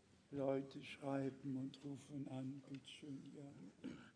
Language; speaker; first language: German; native; German